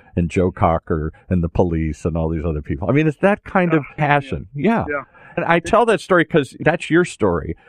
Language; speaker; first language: English; native; English